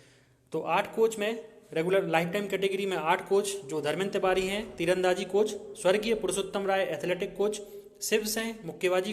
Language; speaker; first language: Hindi; native; Hindi